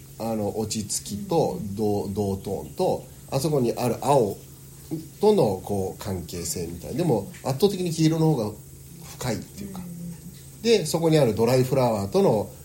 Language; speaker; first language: Japanese; early bilingual, heritage; Japanese